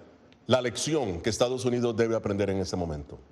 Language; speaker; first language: Spanish; native; Spanish